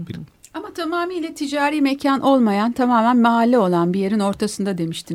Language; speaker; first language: Turkish; native; Turkish